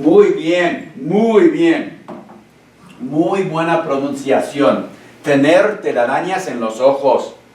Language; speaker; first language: Spanish; non-native, fluent; English